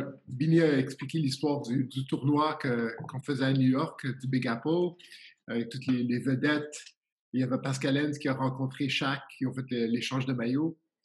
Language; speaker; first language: French; non-native, fluent; English